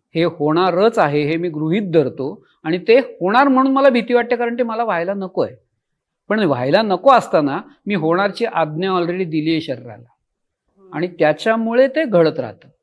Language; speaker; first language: Marathi; native; Marathi